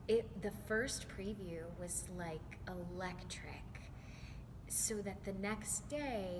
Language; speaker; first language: English; native; English